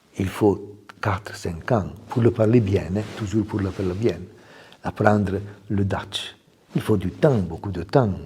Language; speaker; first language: French; non-native, fluent; Italian